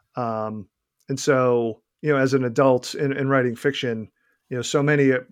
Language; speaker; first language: English; native; English